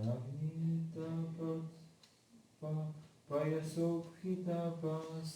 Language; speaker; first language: Russian; non-native, learner; Bulgarian